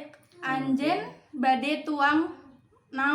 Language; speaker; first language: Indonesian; non-native, local second language; Javanese